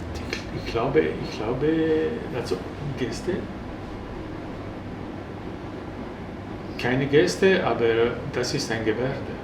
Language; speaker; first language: German; non-native, fluent; Italian